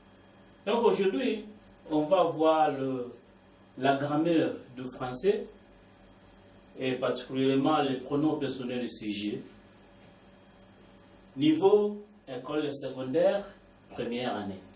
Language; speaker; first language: French; non-native, learner; Swahili